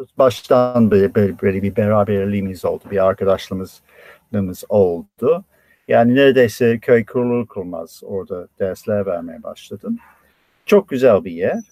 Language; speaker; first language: Turkish; non-native, fluent; English